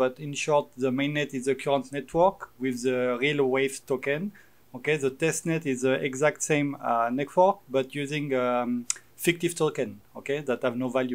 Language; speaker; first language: English; non-native, fluent; French